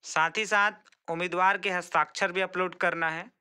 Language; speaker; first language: Hindi; native; Hindi